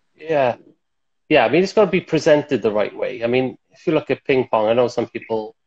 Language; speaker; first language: English; native; English